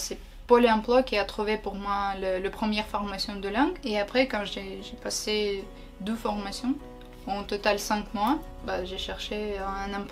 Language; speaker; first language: French; non-native, learner; Ukrainian